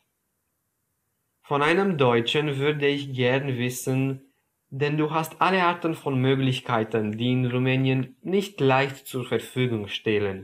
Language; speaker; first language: German; non-native, fluent; Romanian